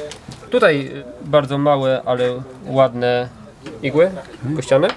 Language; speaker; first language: Polish; native; Polish